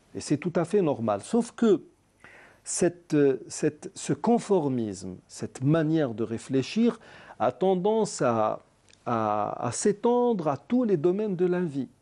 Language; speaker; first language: French; non-native, local second language; Arabic